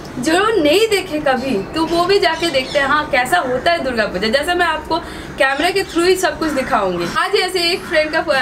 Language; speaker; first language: Hindi; non-native, local second language; Bangla